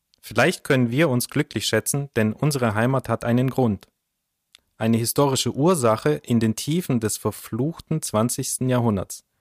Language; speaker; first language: German; early bilingual, other home language; Russian